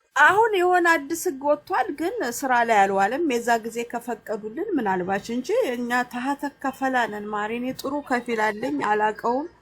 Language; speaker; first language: Amharic; native; Amharic